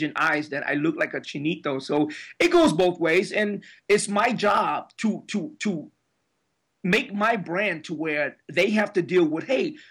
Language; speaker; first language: English; early bilingual, other home language; Spanish